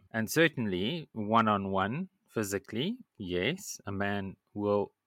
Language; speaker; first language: English; native; English